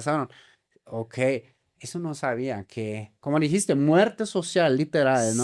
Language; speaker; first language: Spanish; native; Spanish